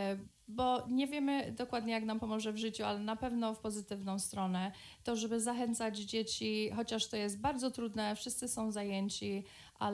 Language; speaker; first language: Polish; early bilingual, other home language; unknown